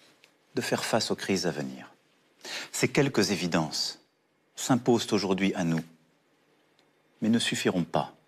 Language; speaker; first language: French; native; French